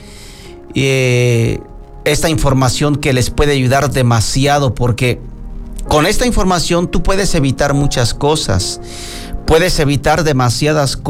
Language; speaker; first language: Spanish; non-native, local second language; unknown